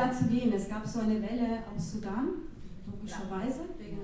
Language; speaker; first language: German; non-native, fluent; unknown